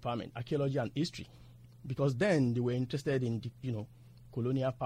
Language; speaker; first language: English; non-native, local second language; Yoruba